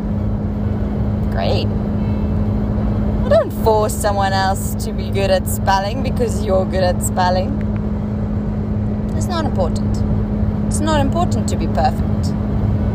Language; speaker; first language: English; non-native, local second language; Afrikaans